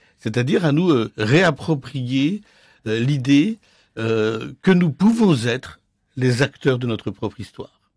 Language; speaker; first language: French; native; French